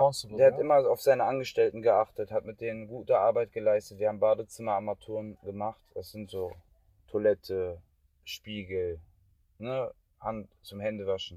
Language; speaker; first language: German; native; German